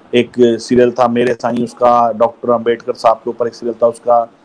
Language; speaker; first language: Hindi; native; Hindi